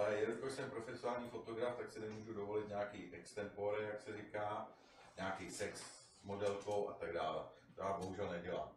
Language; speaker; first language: Czech; native; Czech